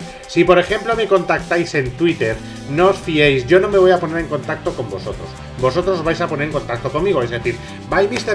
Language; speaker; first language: Spanish; native; Spanish